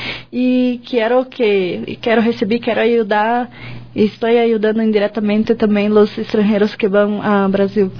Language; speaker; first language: Spanish; non-native, learner; Portuguese